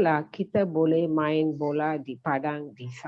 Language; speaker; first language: Indonesian; non-native, learner; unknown